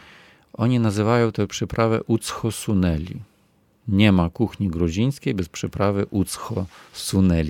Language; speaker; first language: Polish; non-native, fluent; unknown